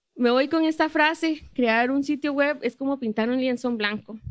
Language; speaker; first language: Spanish; native; Spanish